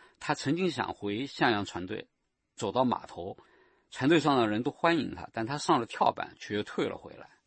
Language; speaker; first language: Chinese; native; Chinese